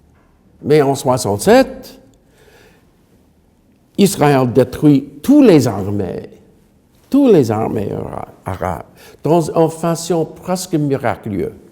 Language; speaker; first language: French; non-native, fluent; English